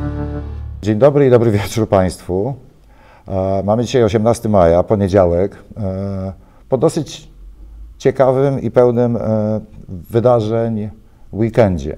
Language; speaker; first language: Polish; native; Polish